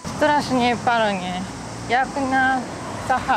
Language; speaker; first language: Polish; non-native, learner; Japanese